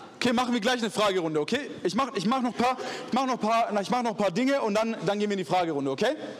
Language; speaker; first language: German; early bilingual, other home language; Arabic